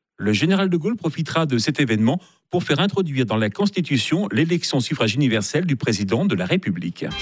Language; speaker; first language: French; native; French